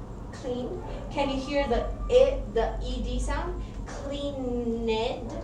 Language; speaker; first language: English; non-native, fluent; Spanish